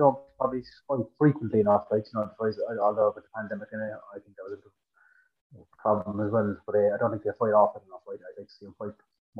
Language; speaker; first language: English; native; English